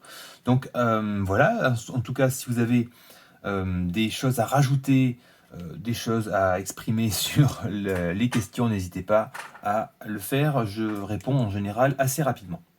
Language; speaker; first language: French; native; French